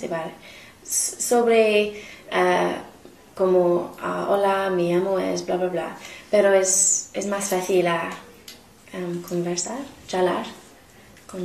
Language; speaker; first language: Spanish; non-native, learner; English